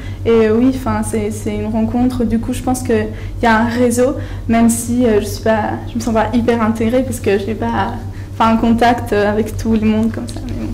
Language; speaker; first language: French; non-native, fluent; Spanish